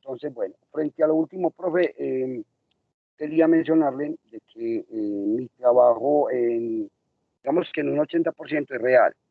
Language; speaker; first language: Spanish; native; Spanish